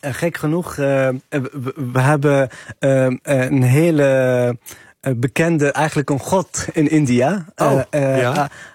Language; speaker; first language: Dutch; non-native, fluent; Arabic